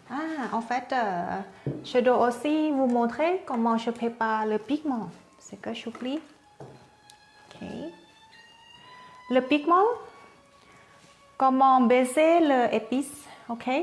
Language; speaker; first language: French; non-native, learner; Thai